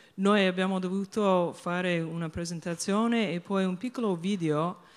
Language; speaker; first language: Italian; non-native, fluent; English